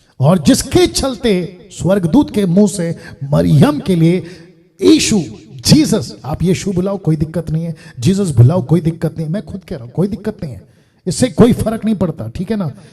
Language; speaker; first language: Hindi; non-native, local second language; Telugu